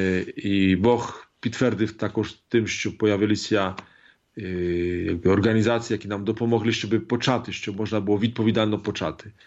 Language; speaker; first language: Polish; non-native, learner; Ukrainian